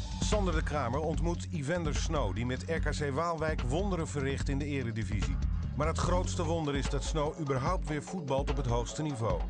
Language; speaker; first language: Dutch; native; Dutch